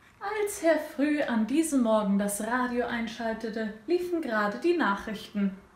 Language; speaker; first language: German; non-native, fluent; Russian